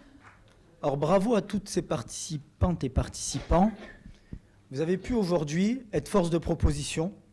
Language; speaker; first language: French; native; French